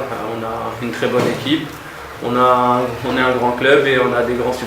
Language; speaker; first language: French; native; French